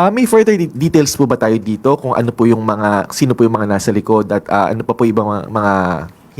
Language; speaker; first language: Filipino; native; Filipino